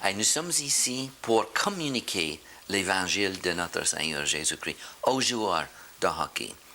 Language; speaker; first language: French; non-native, learner; English